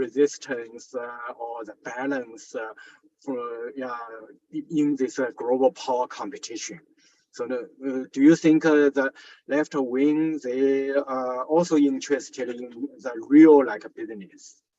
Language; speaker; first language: English; non-native, fluent; Chinese